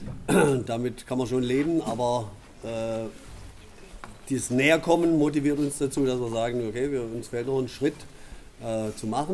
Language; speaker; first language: German; native; German